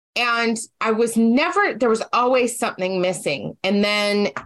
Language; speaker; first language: English; native; English